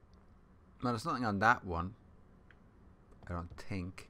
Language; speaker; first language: English; native; English